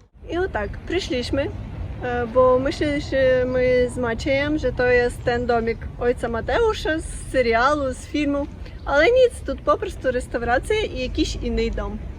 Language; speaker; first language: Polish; non-native, learner; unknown